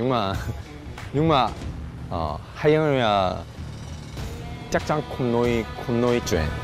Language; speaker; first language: Vietnamese; non-native, learner; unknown